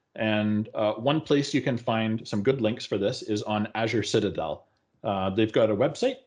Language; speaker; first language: English; native; English